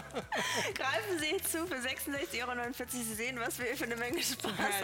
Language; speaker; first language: German; native; German